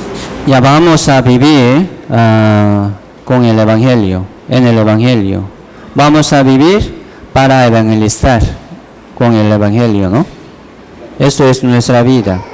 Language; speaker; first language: Spanish; non-native, learner; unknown